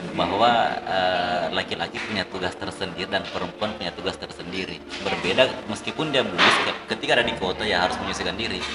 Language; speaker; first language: Indonesian; native; Indonesian